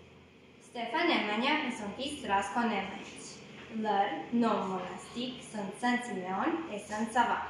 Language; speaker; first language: French; non-native, learner; Serbian